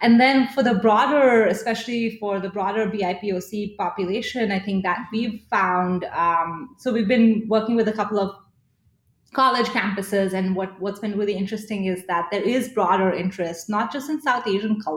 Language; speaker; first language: English; non-native, local second language; Hindi